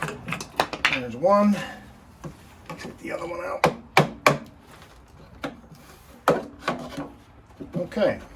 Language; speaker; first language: English; native; English